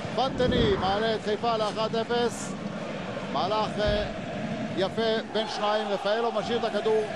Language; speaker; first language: Hebrew; native; Hebrew